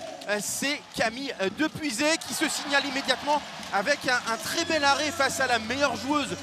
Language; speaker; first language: French; native; French